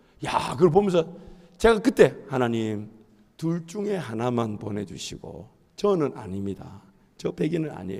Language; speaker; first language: Korean; native; Korean